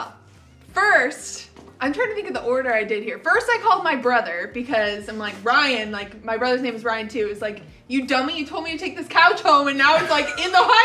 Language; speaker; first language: English; native; English